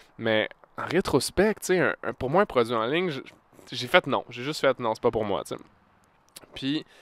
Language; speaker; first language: French; native; French